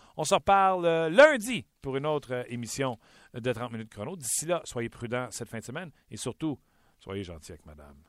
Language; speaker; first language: French; native; French